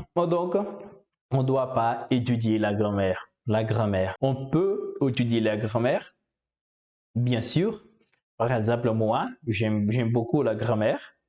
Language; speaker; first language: French; non-native, fluent; Portuguese